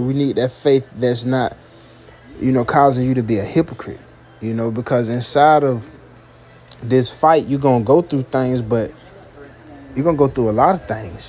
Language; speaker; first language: English; native; English